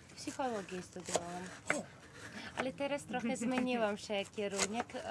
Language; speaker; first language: Polish; non-native, fluent; Georgian